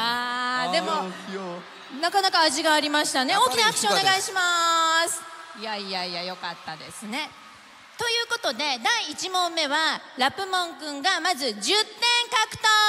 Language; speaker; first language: Japanese; native; Japanese